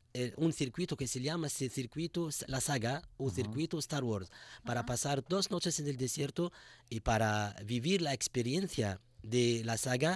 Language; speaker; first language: Spanish; non-native, fluent; Arabic